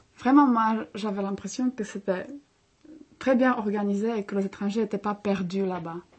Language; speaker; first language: French; non-native, fluent; Czech